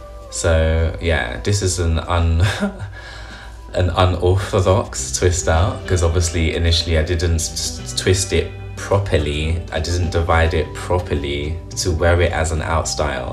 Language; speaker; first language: English; native; English